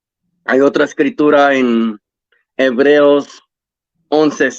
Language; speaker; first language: Spanish; early bilingual, heritage; English